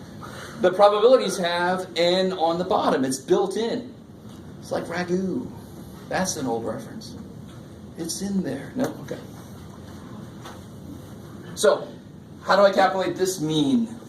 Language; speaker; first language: English; native; English